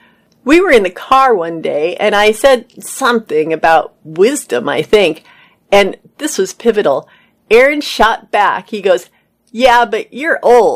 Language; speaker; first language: English; native; English